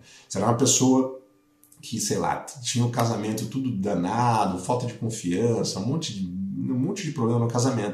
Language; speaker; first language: Portuguese; native; Portuguese